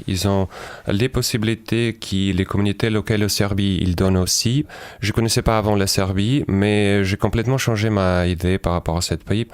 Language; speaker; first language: French; non-native, fluent; Ukrainian